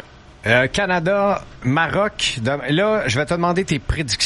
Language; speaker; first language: French; native; French